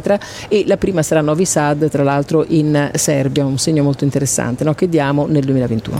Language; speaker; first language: Italian; native; Italian